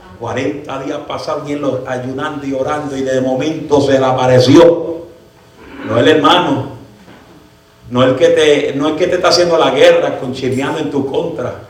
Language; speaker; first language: Spanish; early bilingual, heritage; Spanish